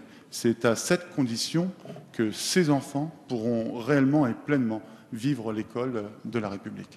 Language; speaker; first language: French; native; French